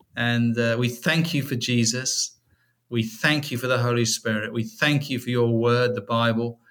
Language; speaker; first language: English; native; English